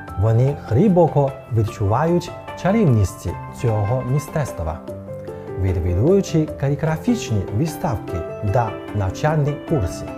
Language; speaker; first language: Ukrainian; non-native, fluent; Chinese